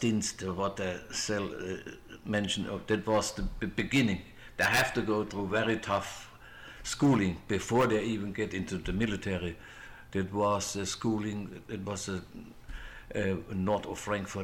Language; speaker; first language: English; non-native, fluent; German